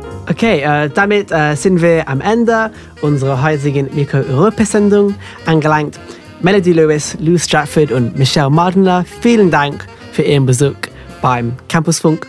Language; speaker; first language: German; non-native, fluent; English